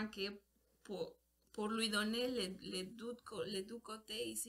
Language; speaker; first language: French; non-native, learner; Spanish